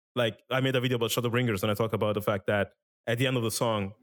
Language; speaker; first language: English; non-native, fluent; Italian